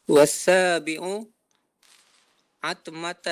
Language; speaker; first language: Arabic; non-native, learner; Malay